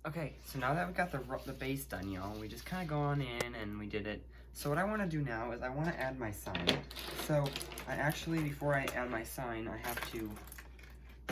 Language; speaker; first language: English; native; English